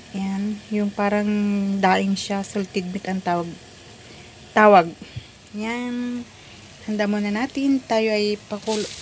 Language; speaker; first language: Filipino; non-native, local second language; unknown